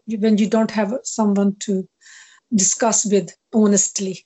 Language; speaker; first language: English; non-native, local second language; Punjabi